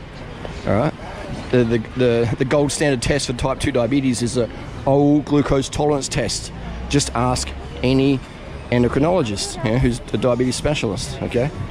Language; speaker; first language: English; native; English